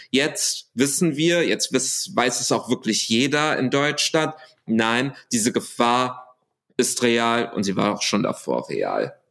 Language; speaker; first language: German; early bilingual, other home language; Arabic